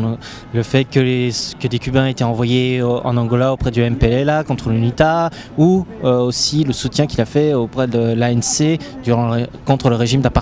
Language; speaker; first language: French; native; French